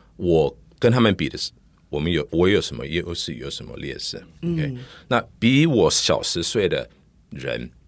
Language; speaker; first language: Chinese; non-native, fluent; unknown